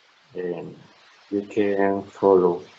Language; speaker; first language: English; non-native, learner; Spanish